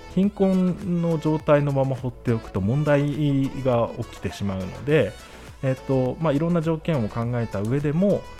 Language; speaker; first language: Japanese; native; Japanese